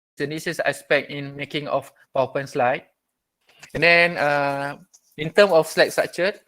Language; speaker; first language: English; non-native, local second language; Malay